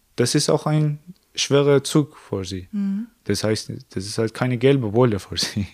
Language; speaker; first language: German; non-native, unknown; Persian